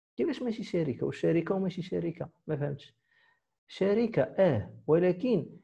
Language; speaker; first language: French; non-native, local second language; Arabic